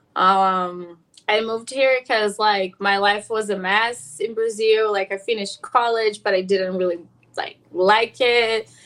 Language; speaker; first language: English; non-native, fluent; Portuguese